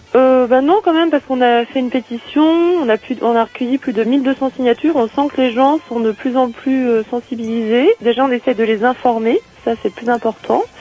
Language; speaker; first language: French; native; French